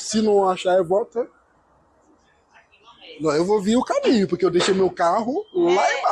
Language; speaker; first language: Portuguese; non-native, learner; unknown